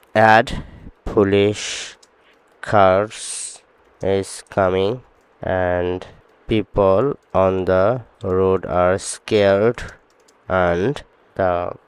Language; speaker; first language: English; non-native, local second language; Bangla